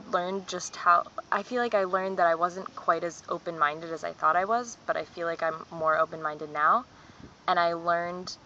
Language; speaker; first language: English; native; English